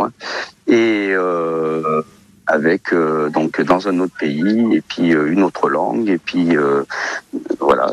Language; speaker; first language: French; early bilingual, other home language; Portuguese